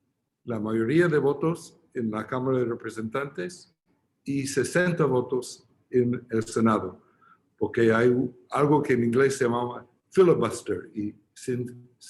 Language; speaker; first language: Spanish; non-native, fluent; English